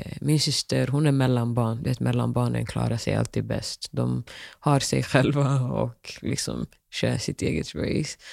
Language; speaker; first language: Swedish; early bilingual, other home language; Somali